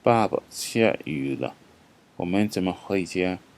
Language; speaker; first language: Chinese; non-native, fluent; English